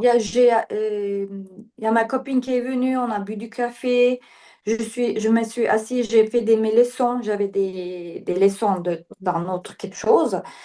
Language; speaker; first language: French; non-native, learner; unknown